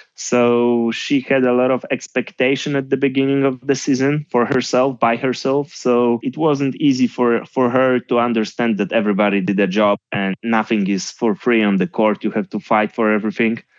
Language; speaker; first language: English; non-native, fluent; Polish